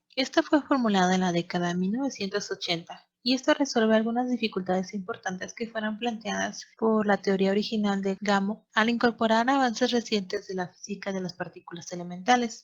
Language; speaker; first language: Spanish; native; Spanish